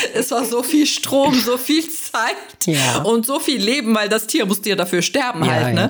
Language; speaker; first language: German; non-native, fluent; Turkish